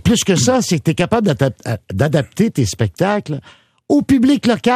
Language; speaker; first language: French; native; French